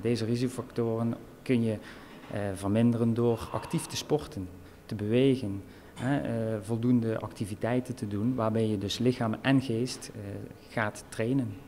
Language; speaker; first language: Dutch; native; Dutch